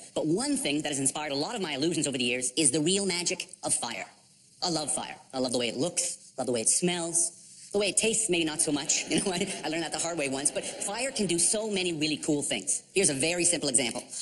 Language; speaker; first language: English; native; English